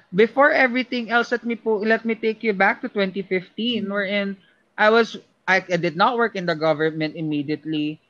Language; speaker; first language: English; non-native, local second language; Filipino